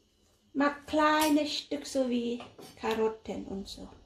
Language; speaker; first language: German; non-native, learner; Thai